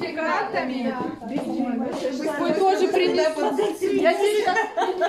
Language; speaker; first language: Russian; native; Russian